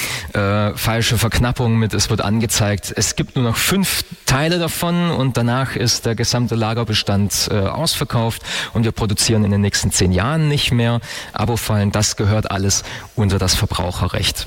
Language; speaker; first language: German; native; German